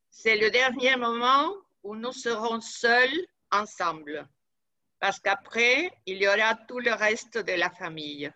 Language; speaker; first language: French; non-native, fluent; Spanish